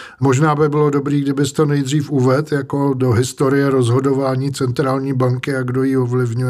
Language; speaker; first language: Czech; native; Czech